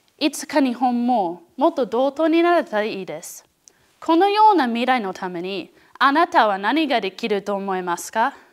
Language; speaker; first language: Japanese; non-native, learner; English